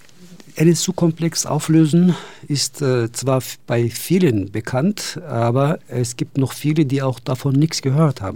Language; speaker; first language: German; non-native, fluent; Turkish